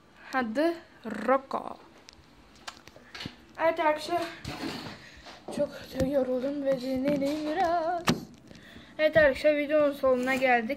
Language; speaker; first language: Turkish; non-native, fluent; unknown